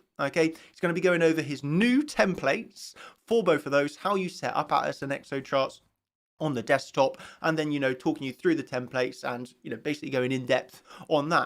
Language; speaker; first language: English; native; English